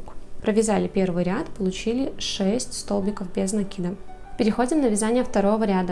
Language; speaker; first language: Russian; native; Russian